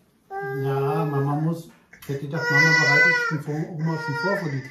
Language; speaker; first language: German; native; German